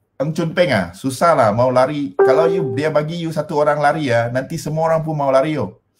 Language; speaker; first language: Malay; non-native, local second language; Min Nan Chinese